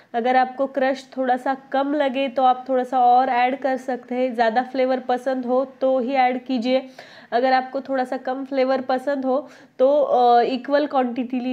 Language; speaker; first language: Hindi; non-native, local second language; Marathi